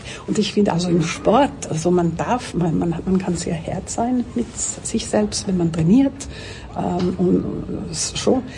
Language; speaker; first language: German; non-native, local second language; French